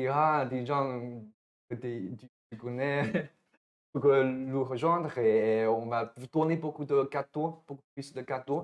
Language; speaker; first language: French; non-native, fluent; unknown